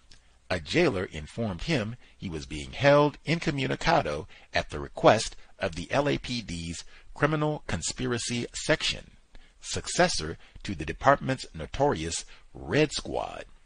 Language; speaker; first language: English; native; English